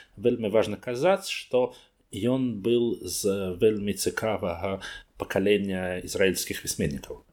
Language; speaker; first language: Belarusian; non-native, learner; Russian